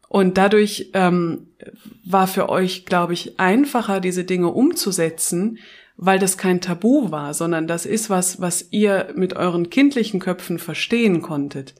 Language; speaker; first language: German; native; German